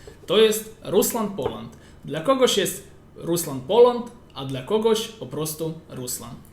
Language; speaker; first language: Polish; non-native, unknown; Ukrainian